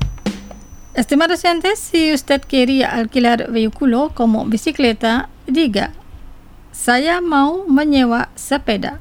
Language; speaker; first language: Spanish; non-native, fluent; Indonesian